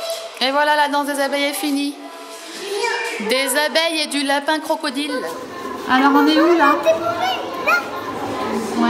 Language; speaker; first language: French; native; French